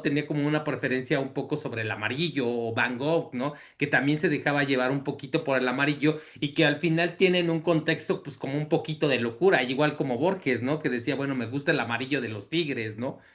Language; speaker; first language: Spanish; native; Spanish